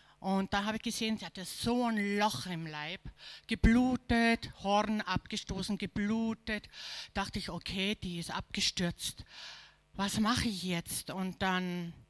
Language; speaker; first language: German; native; German